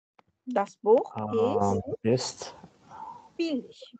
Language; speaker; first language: German; non-native, fluent; Azerbaijani